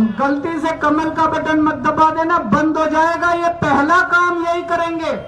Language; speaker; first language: Hindi; native; Hindi